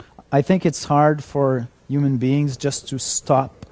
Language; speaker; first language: English; non-native, fluent; French